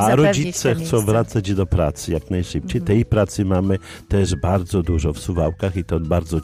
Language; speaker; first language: Polish; native; Polish